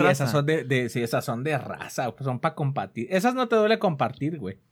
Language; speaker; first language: Spanish; native; Spanish